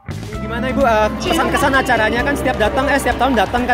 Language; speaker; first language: Indonesian; native; Indonesian